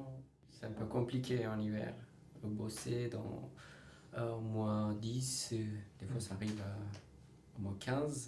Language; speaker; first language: French; non-native, learner; Turkish